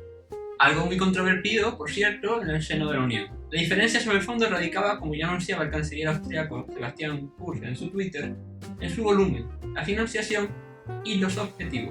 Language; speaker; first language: Spanish; native; Spanish